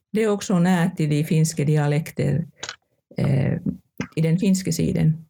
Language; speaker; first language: Norwegian; non-native, fluent; Finnish